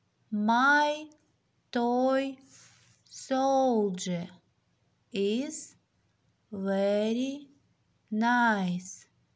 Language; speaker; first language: English; non-native, fluent; Russian